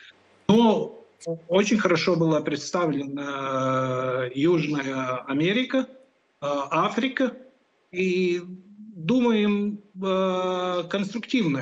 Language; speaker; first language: Russian; non-native, local second language; Latvian